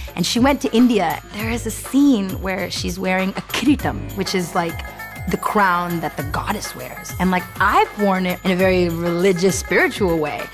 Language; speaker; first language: English; native; English